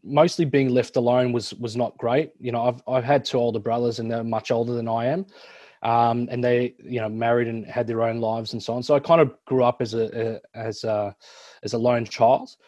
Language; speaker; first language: English; native; English